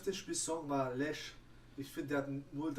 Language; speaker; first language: German; native; German